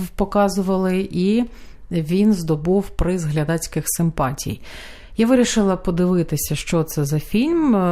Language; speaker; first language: Ukrainian; native; Ukrainian